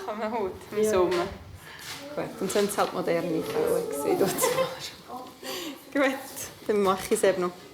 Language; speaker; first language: German; native; German